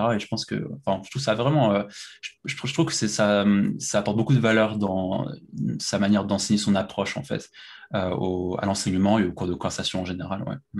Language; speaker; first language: French; native; French